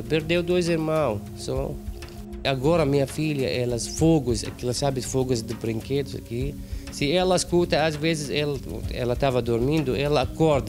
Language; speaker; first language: Portuguese; non-native, learner; Arabic